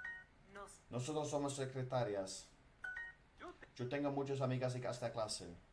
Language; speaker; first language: Spanish; non-native, learner; Dutch